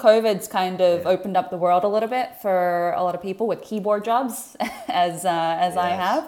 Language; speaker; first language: English; native; English